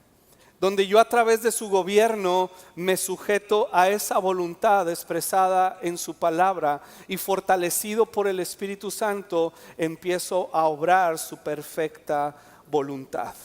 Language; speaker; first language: Spanish; native; Spanish